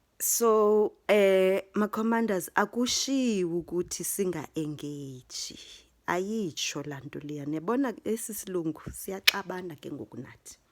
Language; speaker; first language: Zulu; non-native, local second language; Xhosa